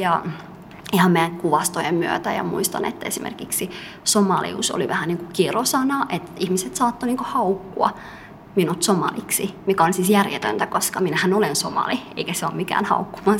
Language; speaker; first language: Finnish; early bilingual, other home language; Somali